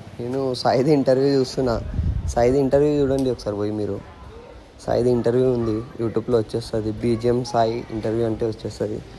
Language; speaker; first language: Telugu; non-native, local second language; Urdu